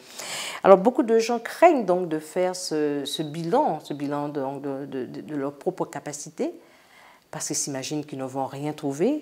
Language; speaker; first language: French; native; French